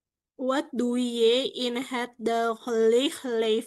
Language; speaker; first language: Dutch; non-native, learner; Indonesian